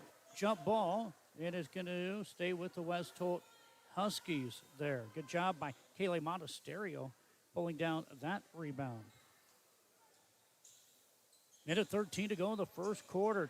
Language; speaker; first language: English; native; English